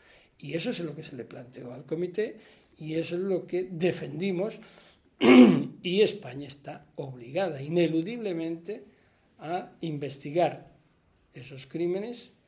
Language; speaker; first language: Spanish; native; Spanish